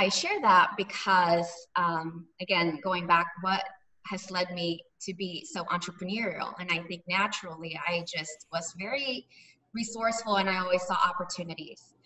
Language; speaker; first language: English; early bilingual, other home language; Cebuano